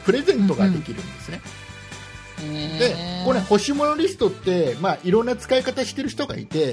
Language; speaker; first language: Japanese; native; Japanese